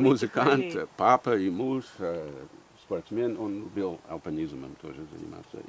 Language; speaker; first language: Russian; early bilingual, heritage; English